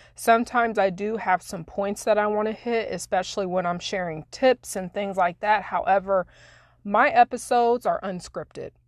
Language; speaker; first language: English; native; English